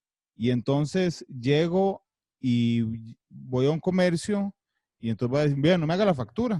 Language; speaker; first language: Spanish; native; Spanish